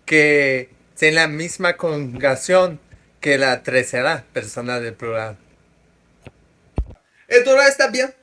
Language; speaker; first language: Spanish; non-native, fluent; French